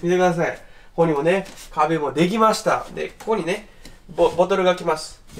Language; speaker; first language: Japanese; native; Japanese